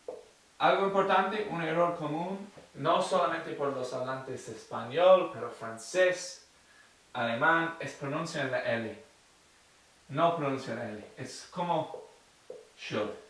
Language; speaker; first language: Spanish; non-native, learner; English